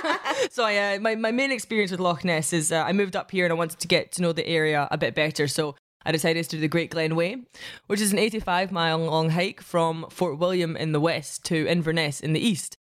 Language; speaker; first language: English; native; English